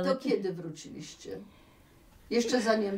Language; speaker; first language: Polish; native; Polish